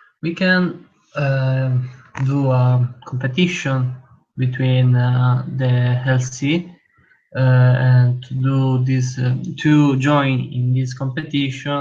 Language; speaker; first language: English; non-native, learner; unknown